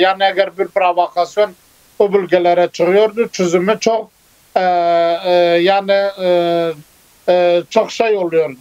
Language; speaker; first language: Turkish; non-native, fluent; Kurdish